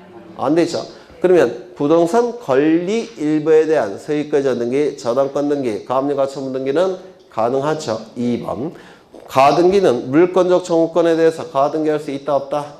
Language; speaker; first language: Korean; native; Korean